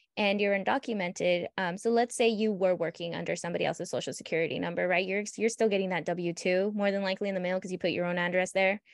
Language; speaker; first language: English; native; English